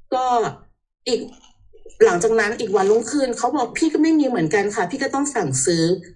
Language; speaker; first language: Thai; early bilingual, heritage; Thai